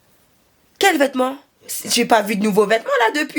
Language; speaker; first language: French; native; French